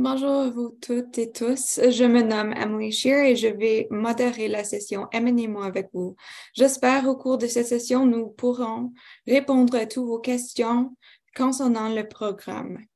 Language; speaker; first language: French; non-native, local second language; English